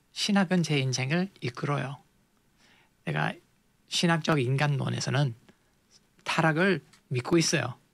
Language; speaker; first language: Korean; non-native, fluent; English